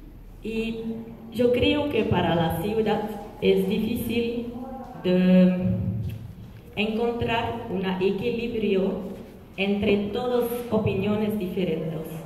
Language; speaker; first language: Spanish; non-native, learner; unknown